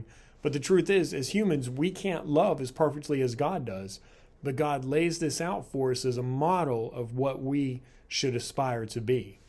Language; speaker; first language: English; native; English